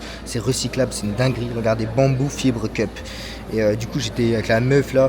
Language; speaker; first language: French; native; French